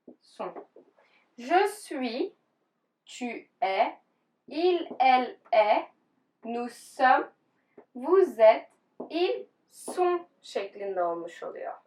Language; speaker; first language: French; non-native, fluent; Turkish